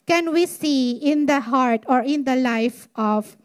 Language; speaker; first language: English; non-native, local second language; Filipino